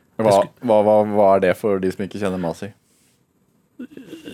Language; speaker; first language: Norwegian; native; Norwegian